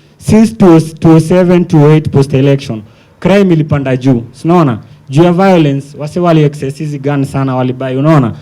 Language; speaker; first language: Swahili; native; Swahili